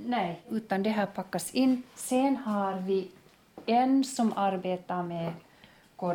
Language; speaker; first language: Swedish; non-native, fluent; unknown